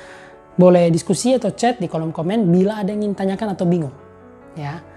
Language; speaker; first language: Indonesian; native; Indonesian